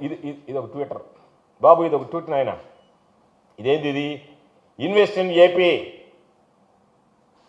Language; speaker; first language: Telugu; native; Telugu